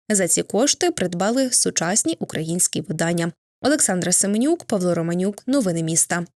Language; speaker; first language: Ukrainian; native; Ukrainian